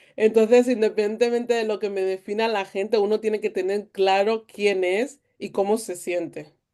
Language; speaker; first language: Spanish; native; Spanish